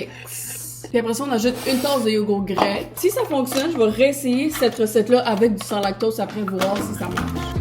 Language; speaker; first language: French; native; French